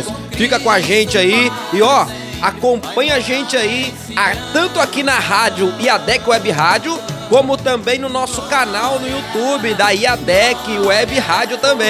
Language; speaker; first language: Portuguese; native; Portuguese